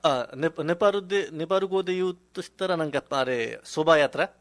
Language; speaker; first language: Japanese; non-native, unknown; Nepali